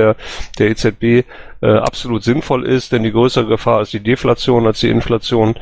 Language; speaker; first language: German; native; German